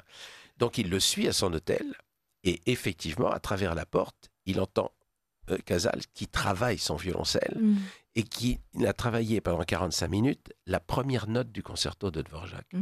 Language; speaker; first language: French; native; French